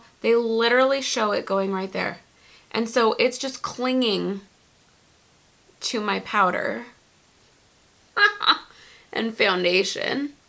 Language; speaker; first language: English; native; English